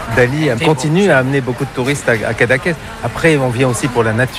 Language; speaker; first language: French; native; French